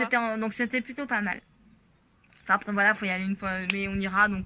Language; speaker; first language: French; native; French